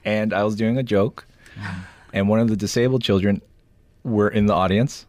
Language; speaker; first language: English; early bilingual, other home language; Korean